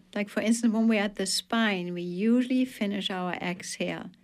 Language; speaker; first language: English; non-native, fluent; German